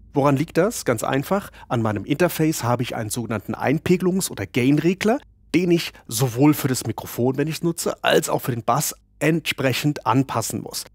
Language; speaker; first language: German; native; German